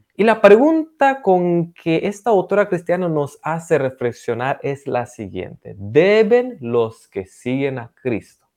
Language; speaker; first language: Spanish; non-native, fluent; Romanian